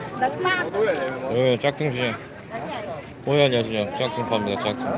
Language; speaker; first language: Korean; native; Korean